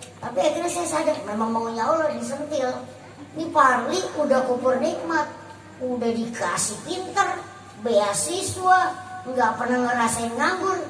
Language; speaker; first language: Indonesian; native; Indonesian